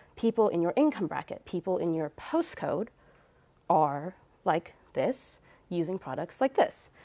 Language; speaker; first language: English; native; English